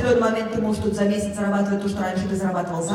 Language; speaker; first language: Russian; native; Russian